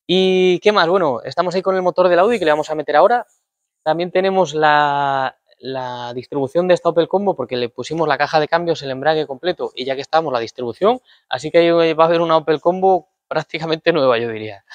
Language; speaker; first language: Spanish; native; Spanish